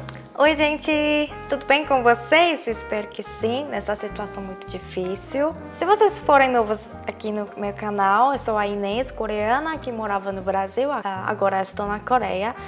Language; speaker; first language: Portuguese; non-native, fluent; Korean